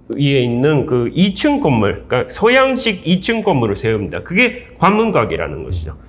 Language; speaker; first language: Korean; non-native, fluent; Japanese